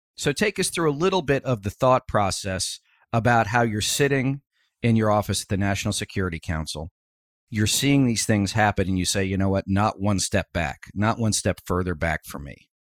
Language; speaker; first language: English; native; English